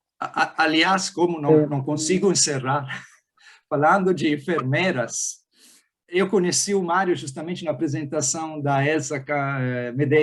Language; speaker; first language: Portuguese; non-native, fluent; Italian